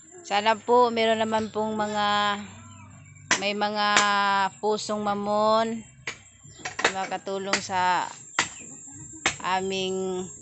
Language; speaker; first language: Filipino; native; Filipino